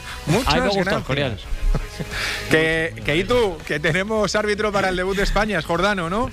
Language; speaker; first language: Spanish; native; Spanish